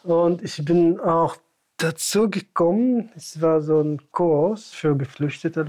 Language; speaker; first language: German; non-native, fluent; Tamasheq